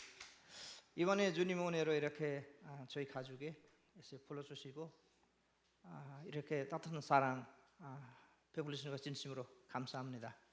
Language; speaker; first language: Korean; non-native, learner; Nepali